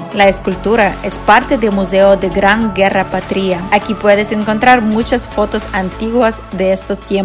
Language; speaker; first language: Spanish; non-native, fluent; Ukrainian